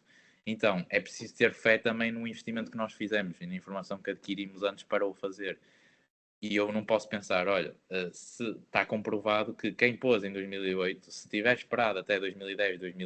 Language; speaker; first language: Portuguese; native; Portuguese